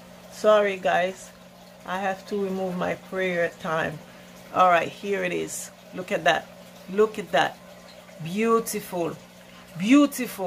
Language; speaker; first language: English; non-native, fluent; Haitian Creole